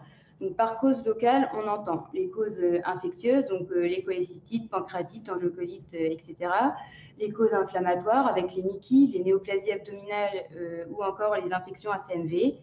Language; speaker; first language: French; native; French